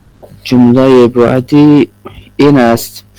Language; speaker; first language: Persian; non-native, learner; Urdu